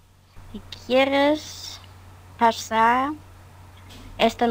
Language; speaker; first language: Spanish; non-native, learner; German